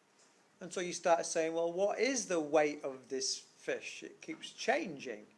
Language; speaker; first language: English; native; English